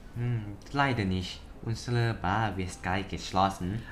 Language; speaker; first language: German; non-native, learner; Thai